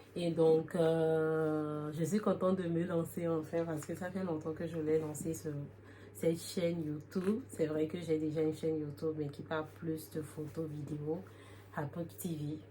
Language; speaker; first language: French; native; French